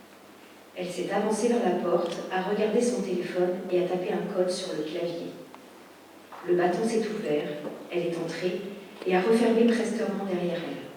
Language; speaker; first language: French; native; French